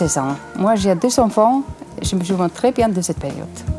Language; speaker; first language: French; non-native, fluent; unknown